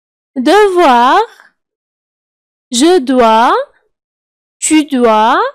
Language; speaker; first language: French; non-native, fluent; Arabic